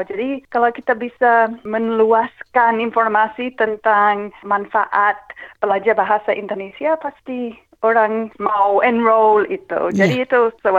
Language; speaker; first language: Indonesian; non-native, fluent; English